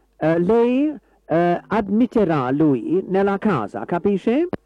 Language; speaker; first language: Italian; non-native, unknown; English